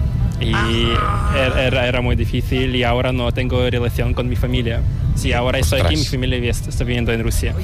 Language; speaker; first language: Spanish; non-native, learner; Korean